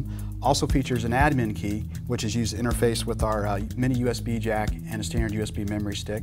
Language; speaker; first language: English; native; English